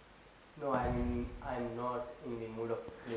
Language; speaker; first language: English; non-native, learner; Hindi